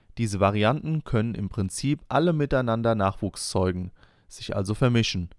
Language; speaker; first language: German; native; German